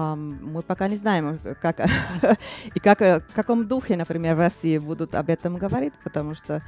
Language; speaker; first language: Russian; non-native, fluent; Finnish